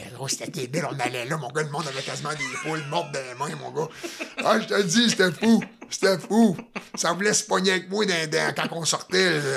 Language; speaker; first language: French; native; French